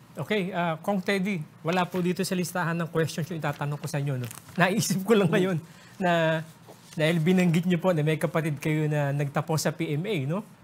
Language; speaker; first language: Filipino; native; Filipino